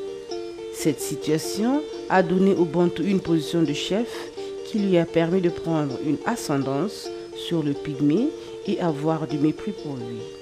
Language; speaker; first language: French; non-native, local second language; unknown